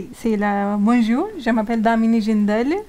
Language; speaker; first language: French; non-native, learner; Hindi